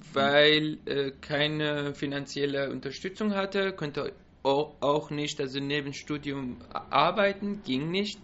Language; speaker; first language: German; non-native, learner; Persian